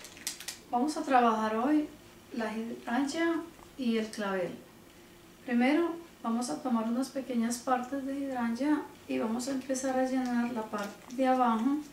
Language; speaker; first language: Spanish; native; Spanish